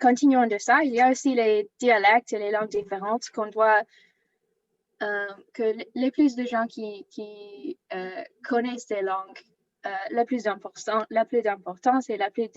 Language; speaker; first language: French; non-native, learner; English